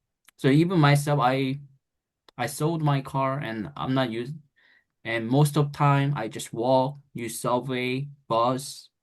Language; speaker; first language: English; non-native, fluent; Korean